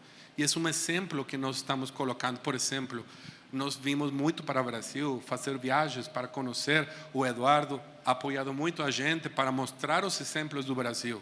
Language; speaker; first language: Portuguese; non-native, fluent; Spanish